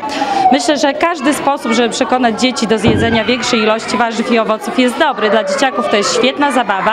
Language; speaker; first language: Polish; native; Polish